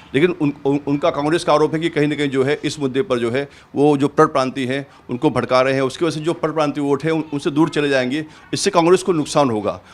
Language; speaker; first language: Hindi; native; Hindi